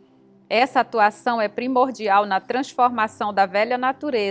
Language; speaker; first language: Portuguese; native; Portuguese